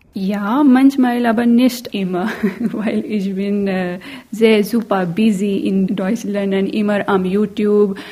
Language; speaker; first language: German; non-native, learner; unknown